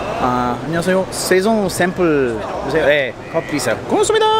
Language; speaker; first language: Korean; non-native, learner; English